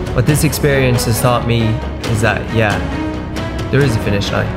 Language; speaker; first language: English; native; English